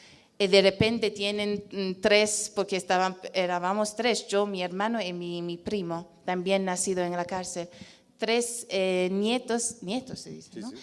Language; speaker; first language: Spanish; non-native, fluent; Persian